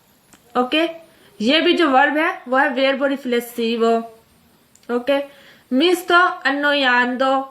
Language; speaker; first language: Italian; non-native, fluent; Urdu